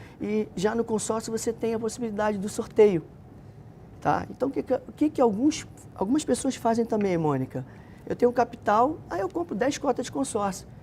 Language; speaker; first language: Portuguese; native; Portuguese